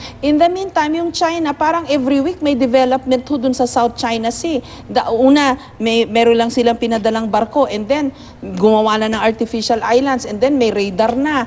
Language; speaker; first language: Filipino; native; Filipino